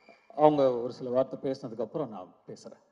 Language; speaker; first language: Tamil; native; Tamil